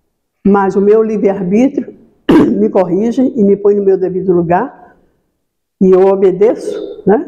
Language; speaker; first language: Portuguese; native; Portuguese